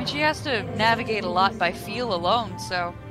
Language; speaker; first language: English; native; English